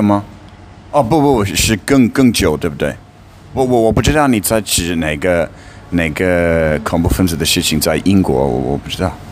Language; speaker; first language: Chinese; non-native, fluent; English